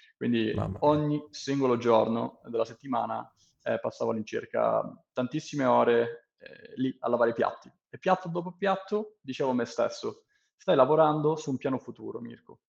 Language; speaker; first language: Italian; native; Italian